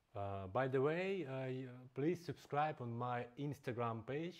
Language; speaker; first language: English; non-native, fluent; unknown